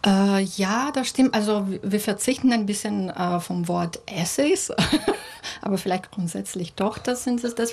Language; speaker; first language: German; non-native, fluent; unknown